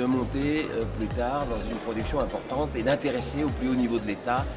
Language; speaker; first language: French; native; French